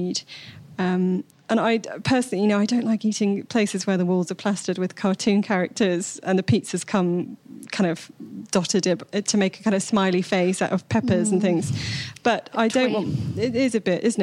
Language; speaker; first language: English; native; English